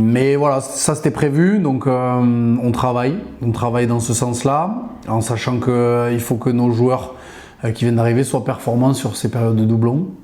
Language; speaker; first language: French; native; French